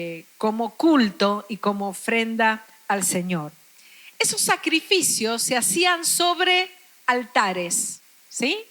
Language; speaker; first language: Spanish; native; Spanish